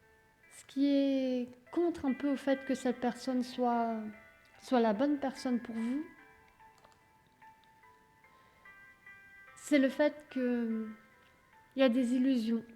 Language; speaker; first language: French; native; French